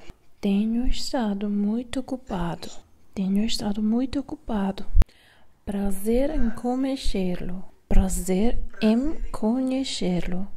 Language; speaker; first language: Portuguese; non-native, learner; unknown